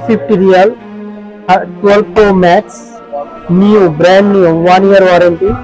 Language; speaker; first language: Hindi; non-native, learner; Bangla